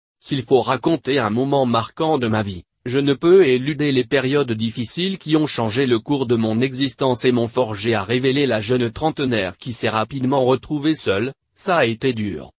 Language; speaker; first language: French; native; French